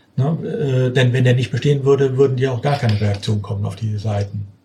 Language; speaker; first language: German; native; German